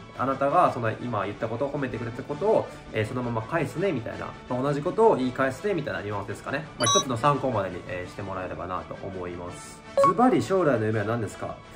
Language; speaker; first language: Japanese; native; Japanese